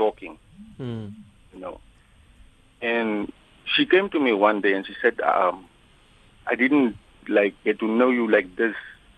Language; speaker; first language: English; non-native, local second language; Afrikaans